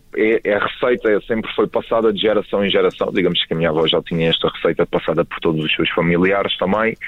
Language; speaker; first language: Portuguese; native; Portuguese